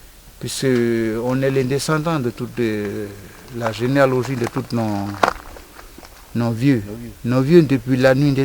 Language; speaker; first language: French; non-native, local second language; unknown